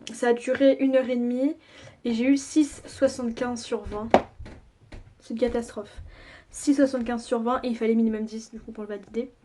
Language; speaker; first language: French; native; French